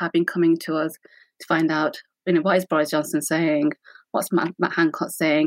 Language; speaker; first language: English; native; English